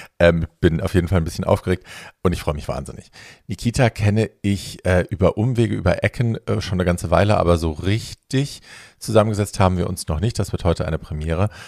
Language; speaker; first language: German; native; German